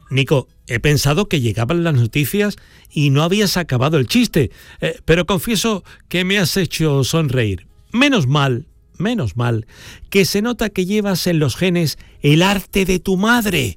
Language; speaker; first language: Spanish; native; Spanish